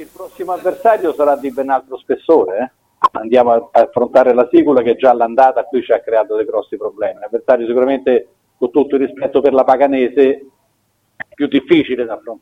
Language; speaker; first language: Italian; native; Italian